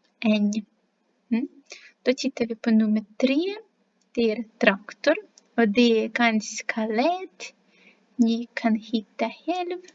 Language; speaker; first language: Swedish; non-native, fluent; Ukrainian